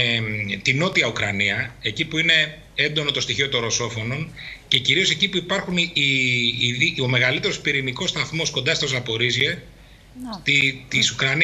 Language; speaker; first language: Greek; native; Greek